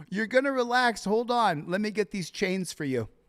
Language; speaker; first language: English; native; English